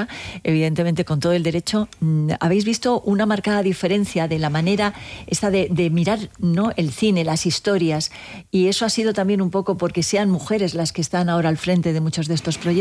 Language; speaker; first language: Spanish; native; Spanish